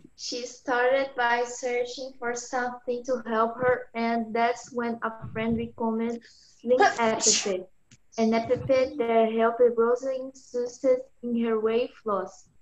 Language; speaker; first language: English; non-native, learner; Portuguese